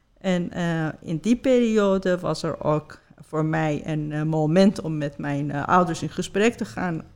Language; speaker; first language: Dutch; non-native, fluent; Persian